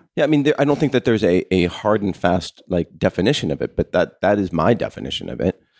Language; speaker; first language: English; native; English